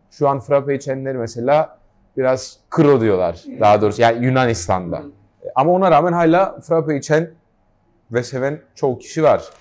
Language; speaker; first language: Turkish; early bilingual, heritage; Turkish